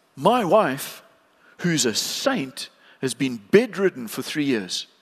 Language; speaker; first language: English; native; English